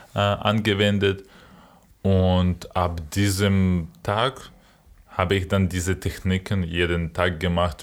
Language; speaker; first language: German; non-native, fluent; Ukrainian